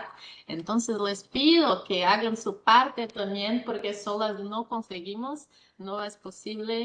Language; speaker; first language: Spanish; non-native, fluent; Portuguese